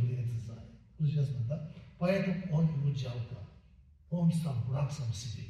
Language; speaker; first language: Russian; non-native, learner; Tibetan